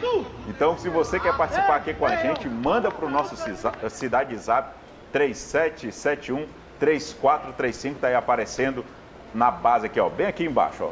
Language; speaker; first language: Portuguese; native; Portuguese